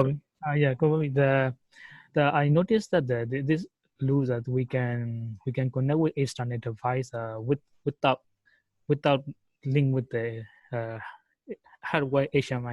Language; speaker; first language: English; non-native, local second language; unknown